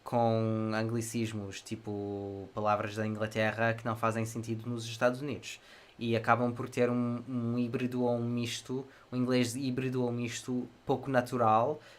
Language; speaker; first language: Portuguese; non-native, fluent; English